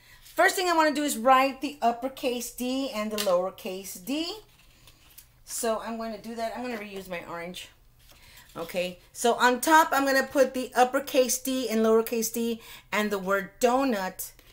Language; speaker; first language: English; native; English